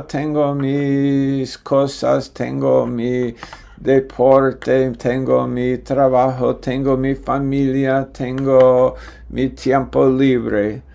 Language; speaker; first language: Spanish; non-native, fluent; English